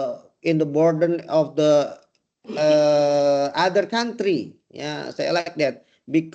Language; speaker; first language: English; non-native, learner; Indonesian